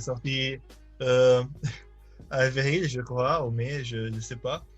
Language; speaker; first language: French; non-native, learner; Italian